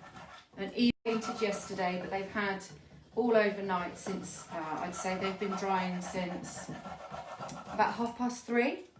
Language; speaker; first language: English; native; English